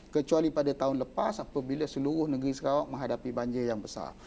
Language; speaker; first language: Malay; non-native, local second language; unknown